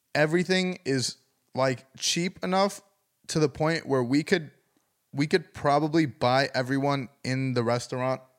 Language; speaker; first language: English; native; English